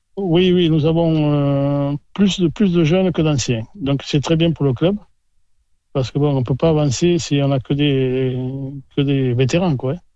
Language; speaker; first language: French; native; French